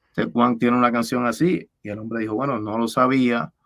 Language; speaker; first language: Spanish; native; Spanish